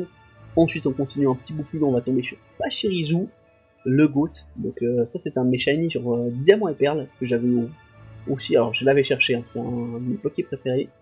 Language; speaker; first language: French; native; French